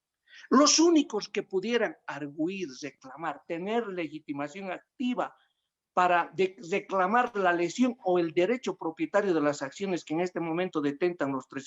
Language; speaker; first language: Spanish; native; Spanish